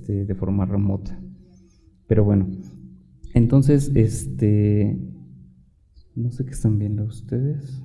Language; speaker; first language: Spanish; native; Spanish